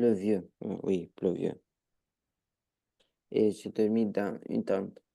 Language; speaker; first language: French; non-native, learner; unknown